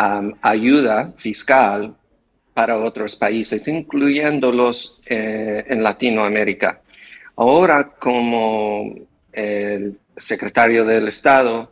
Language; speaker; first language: Spanish; non-native, fluent; English